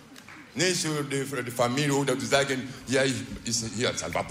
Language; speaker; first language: Dutch; non-native, learner; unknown